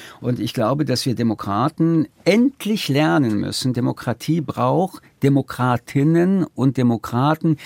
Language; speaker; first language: German; early bilingual, other home language; French